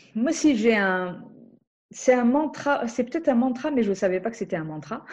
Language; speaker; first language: French; non-native, local second language; Arabic